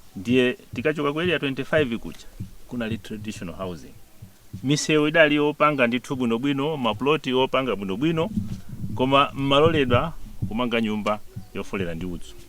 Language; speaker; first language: Nyanja; native; Nyanja